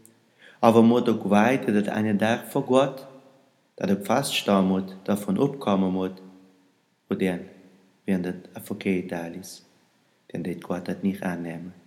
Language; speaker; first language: German; non-native, learner; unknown